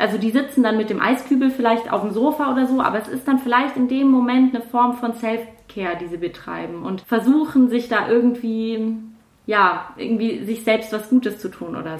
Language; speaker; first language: German; native; German